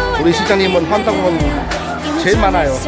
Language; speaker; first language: Korean; non-native, learner; Vietnamese